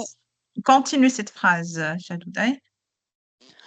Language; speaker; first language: French; non-native, local second language; Arabic